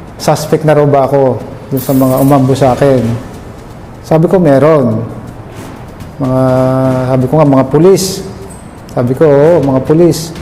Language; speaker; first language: Filipino; native; Filipino